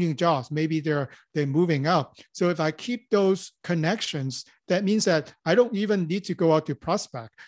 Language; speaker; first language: English; non-native, local second language; Cantonese